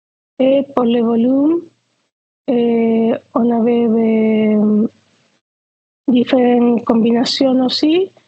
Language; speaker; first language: French; non-native, fluent; Spanish